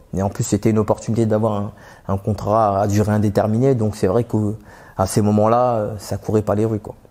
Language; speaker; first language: French; native; French